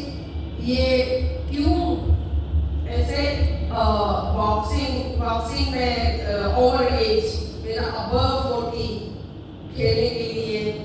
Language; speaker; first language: Hindi; non-native, local second language; Manipuri